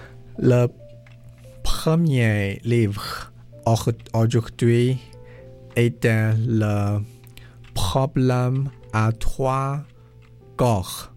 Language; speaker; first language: French; non-native, learner; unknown